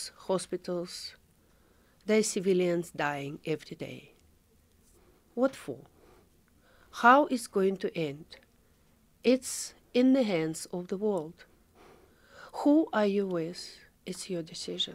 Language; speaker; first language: English; non-native, fluent; Ukrainian